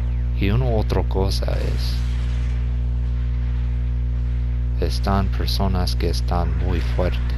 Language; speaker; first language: Spanish; non-native, learner; English